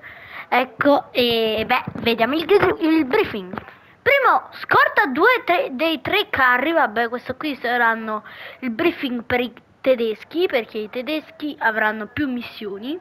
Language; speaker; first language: Italian; native; Italian